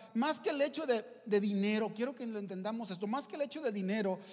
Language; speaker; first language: Spanish; native; Spanish